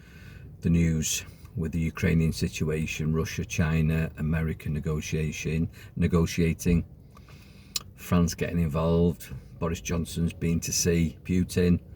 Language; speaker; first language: English; native; English